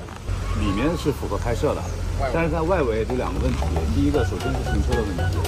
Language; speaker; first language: Chinese; native; Chinese